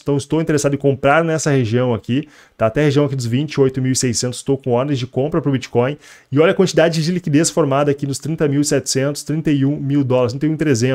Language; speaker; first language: Portuguese; native; Portuguese